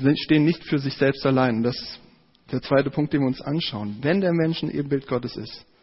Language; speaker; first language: German; native; German